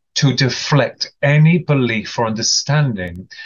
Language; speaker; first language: English; native; English